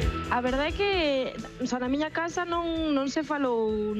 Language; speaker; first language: Galician; non-native, local second language; Spanish